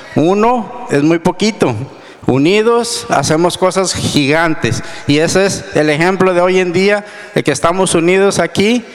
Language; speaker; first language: Spanish; native; Spanish